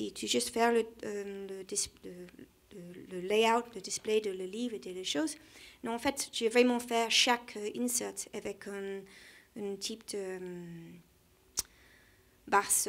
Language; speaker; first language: French; non-native, learner; English